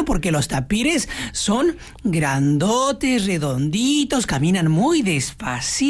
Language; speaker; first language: Spanish; native; Spanish